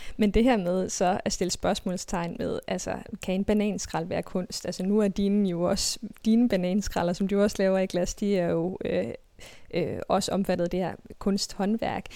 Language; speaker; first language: Danish; native; Danish